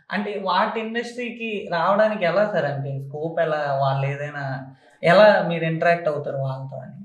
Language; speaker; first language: Telugu; native; Telugu